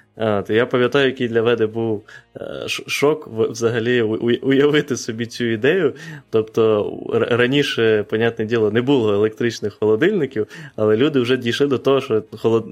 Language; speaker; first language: Ukrainian; native; Ukrainian